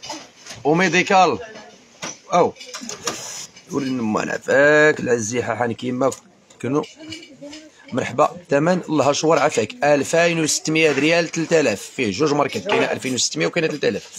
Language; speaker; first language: Arabic; native; Arabic